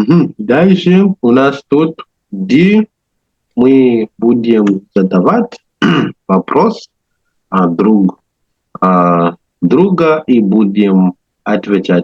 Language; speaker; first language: Russian; non-native, learner; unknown